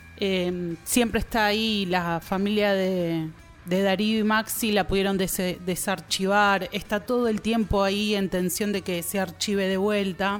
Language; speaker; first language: Spanish; native; Spanish